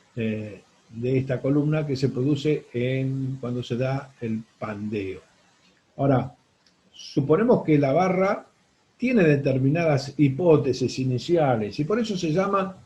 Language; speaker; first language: Spanish; native; Spanish